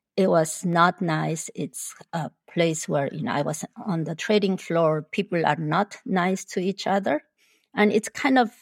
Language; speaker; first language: English; non-native, fluent; Spanish